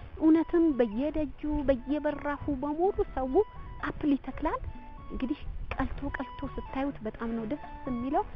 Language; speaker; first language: Amharic; native; Amharic